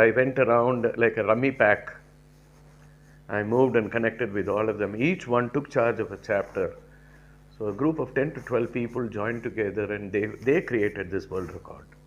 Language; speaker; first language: English; non-native, local second language; Tamil